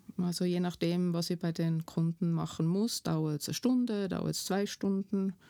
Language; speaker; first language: German; native; German